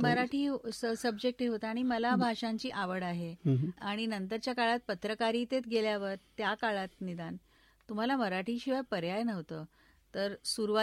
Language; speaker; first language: Marathi; non-native, local second language; Bangla